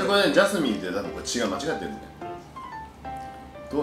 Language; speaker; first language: Japanese; native; Japanese